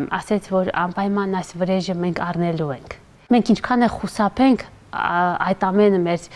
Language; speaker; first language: Armenian; native; Armenian